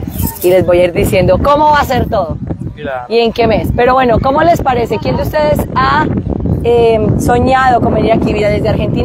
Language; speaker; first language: Spanish; native; Spanish